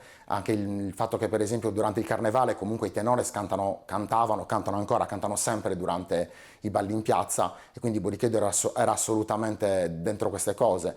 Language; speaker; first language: Italian; native; Italian